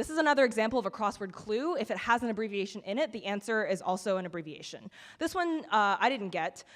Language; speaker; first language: English; native; English